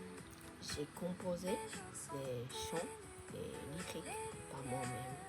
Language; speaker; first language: French; non-native, fluent; Japanese